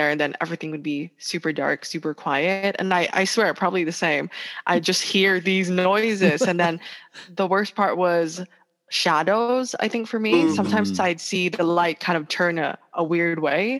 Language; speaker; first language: English; non-native, local second language; Hiligaynon